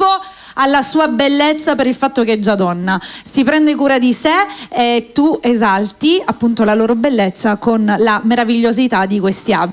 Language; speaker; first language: Italian; native; Italian